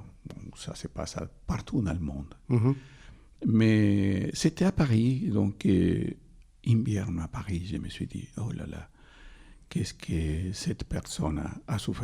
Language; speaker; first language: French; non-native, fluent; Spanish